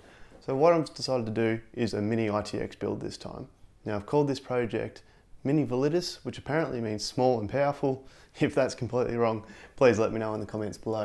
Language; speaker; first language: English; native; English